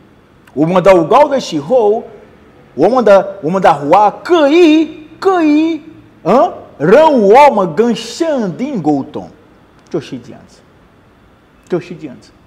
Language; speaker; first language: Chinese; non-native, learner; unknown